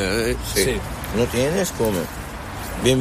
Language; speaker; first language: Spanish; non-native, learner; Arabic